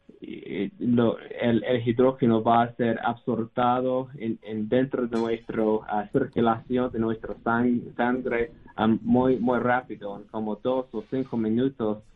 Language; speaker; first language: Spanish; non-native, learner; English